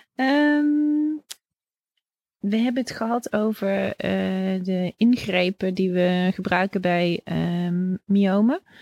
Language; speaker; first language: Dutch; native; Dutch